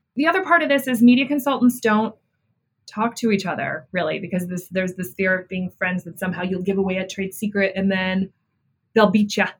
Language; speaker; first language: English; native; English